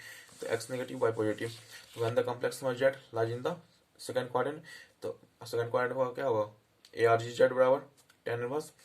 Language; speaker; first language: Hindi; native; Hindi